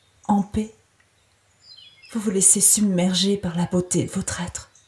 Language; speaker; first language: French; native; French